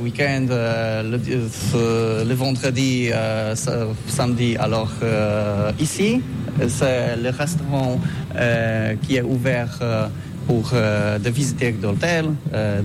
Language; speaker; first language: French; non-native, learner; Polish